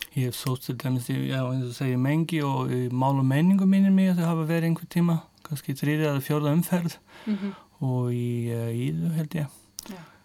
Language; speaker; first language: Icelandic; non-native, fluent; Portuguese